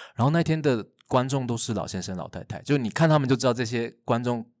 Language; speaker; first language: Chinese; native; Chinese